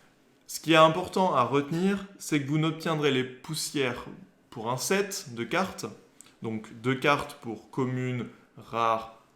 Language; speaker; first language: French; native; French